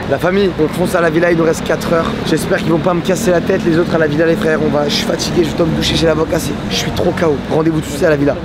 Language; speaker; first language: French; native; French